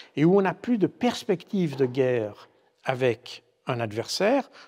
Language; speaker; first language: French; native; French